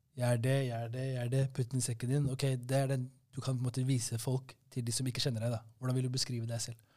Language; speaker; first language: Norwegian; early bilingual, other home language; Somali